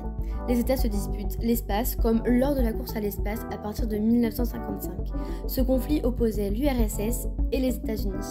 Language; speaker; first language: French; native; French